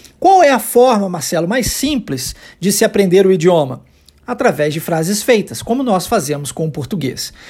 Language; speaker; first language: Portuguese; early bilingual, heritage; English